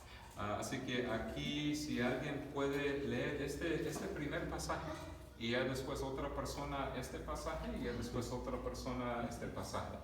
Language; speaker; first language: Spanish; early bilingual, other home language; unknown